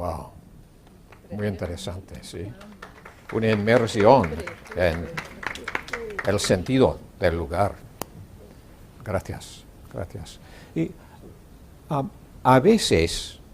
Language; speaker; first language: Spanish; non-native, learner; English